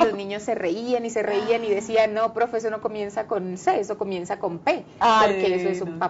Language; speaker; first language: Spanish; native; Spanish